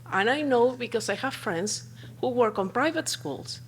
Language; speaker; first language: English; non-native, fluent; Spanish